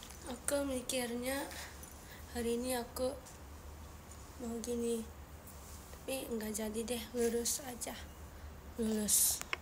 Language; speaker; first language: Indonesian; non-native, learner; Japanese